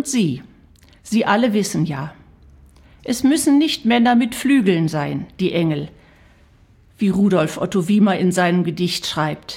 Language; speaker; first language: German; native; German